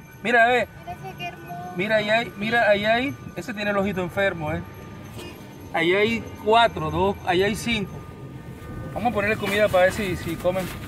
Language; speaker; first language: Spanish; native; Spanish